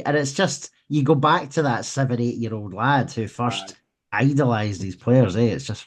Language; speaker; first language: English; native; English